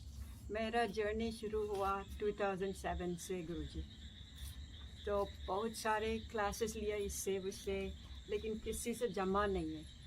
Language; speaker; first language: Hindi; non-native, local second language; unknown